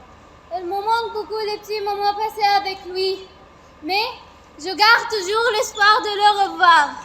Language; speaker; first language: French; non-native, learner; Arabic